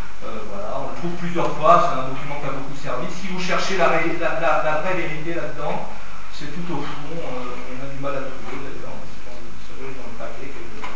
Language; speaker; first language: French; native; French